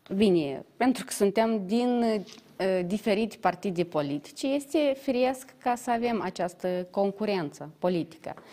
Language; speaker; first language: Romanian; native; Romanian